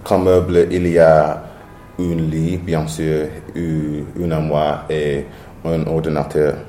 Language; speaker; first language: French; non-native, learner; English